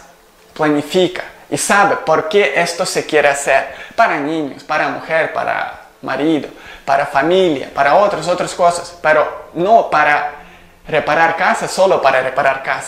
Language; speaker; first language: Spanish; non-native, learner; Ukrainian